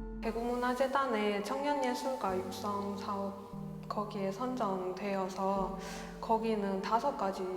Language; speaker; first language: Korean; native; Korean